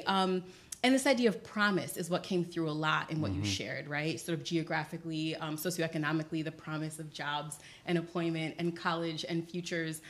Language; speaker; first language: English; native; English